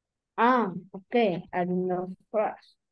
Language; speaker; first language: English; non-native, learner; Vietnamese